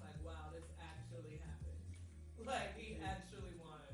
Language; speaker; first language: English; native; English